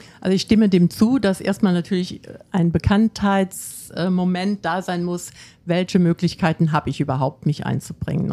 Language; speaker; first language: German; native; German